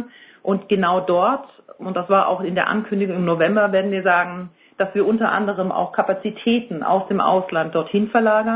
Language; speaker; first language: German; native; German